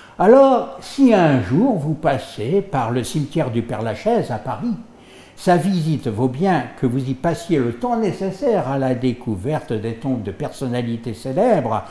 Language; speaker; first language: French; native; French